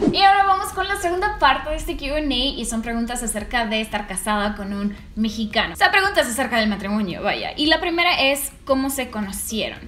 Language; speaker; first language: Spanish; non-native, fluent; Russian